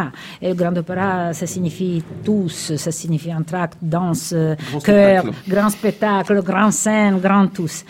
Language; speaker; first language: French; non-native, fluent; Italian